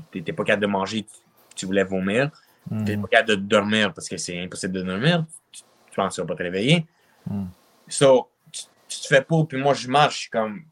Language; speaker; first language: French; native; French